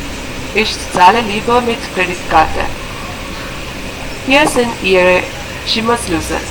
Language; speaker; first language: German; non-native, learner; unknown